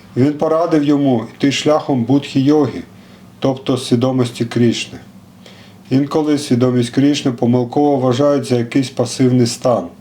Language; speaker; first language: Ukrainian; non-native, local second language; Russian